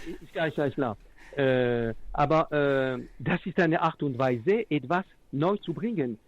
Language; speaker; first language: German; non-native, fluent; French